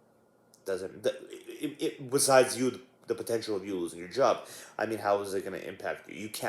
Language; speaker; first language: English; native; English